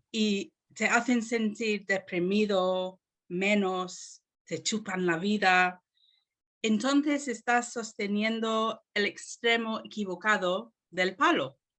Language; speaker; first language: Spanish; non-native, fluent; English